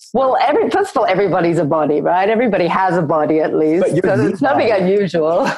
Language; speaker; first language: English; native; English